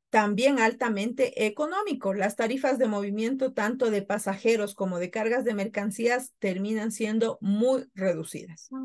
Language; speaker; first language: Spanish; native; Spanish